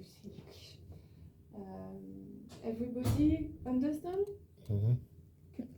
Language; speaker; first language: English; non-native, learner; French